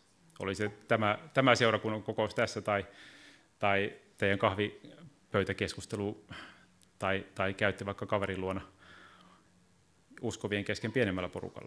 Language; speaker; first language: Finnish; native; Finnish